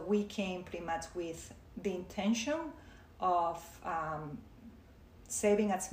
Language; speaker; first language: English; non-native, fluent; Spanish